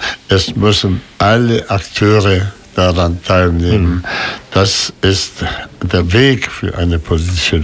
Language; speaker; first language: German; non-native, fluent; Arabic